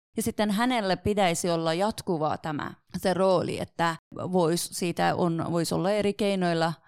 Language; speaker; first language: Finnish; non-native, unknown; Persian